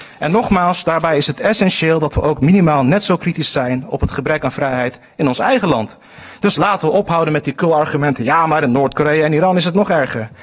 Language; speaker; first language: Dutch; early bilingual, other home language; Turkish